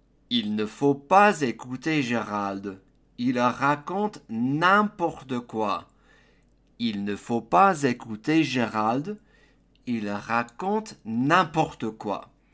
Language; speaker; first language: French; non-native, fluent; English